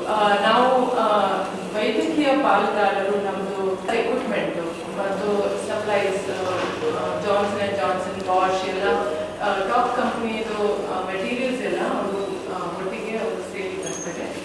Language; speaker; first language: Kannada; non-native, fluent; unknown